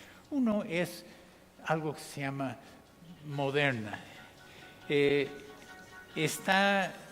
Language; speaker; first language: Spanish; non-native, fluent; English